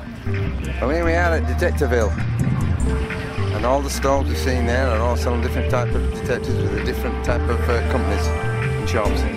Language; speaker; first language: English; native; English